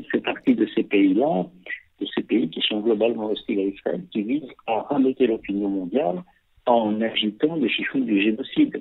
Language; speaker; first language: French; native; French